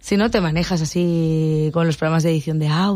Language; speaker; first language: Spanish; native; Spanish